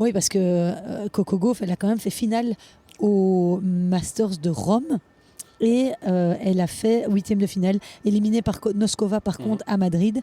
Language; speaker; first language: French; native; French